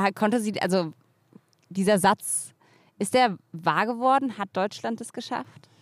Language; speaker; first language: German; native; German